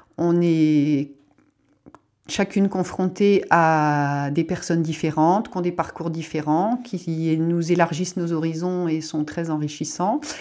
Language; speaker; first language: French; native; French